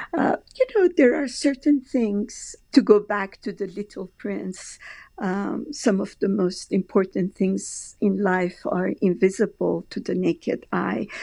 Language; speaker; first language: English; non-native, fluent; Persian